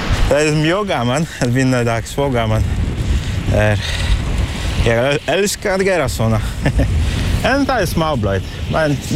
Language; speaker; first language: Icelandic; non-native, learner; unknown